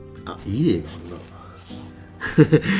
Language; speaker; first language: Japanese; native; Japanese